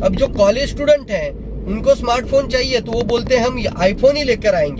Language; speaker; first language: Hindi; non-native, local second language; Marathi